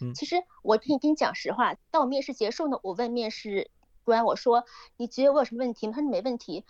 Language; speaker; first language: Chinese; native; Chinese